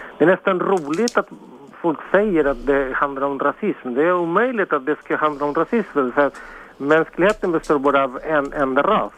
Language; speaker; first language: Swedish; non-native, fluent; Spanish